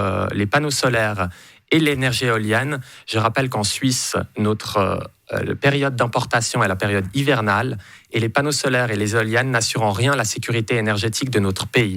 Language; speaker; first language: French; native; French